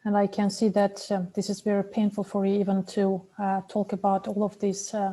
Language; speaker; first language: English; non-native, fluent; Azerbaijani